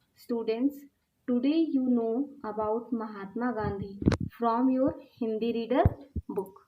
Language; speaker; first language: English; non-native, local second language; Hindi